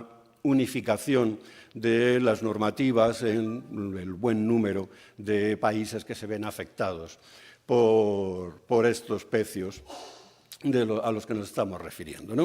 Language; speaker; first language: Spanish; native; Spanish